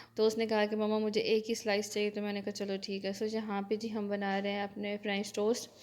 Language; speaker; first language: Urdu; native; Urdu